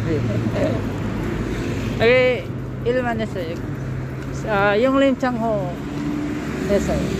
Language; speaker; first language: Korean; non-native, learner; Filipino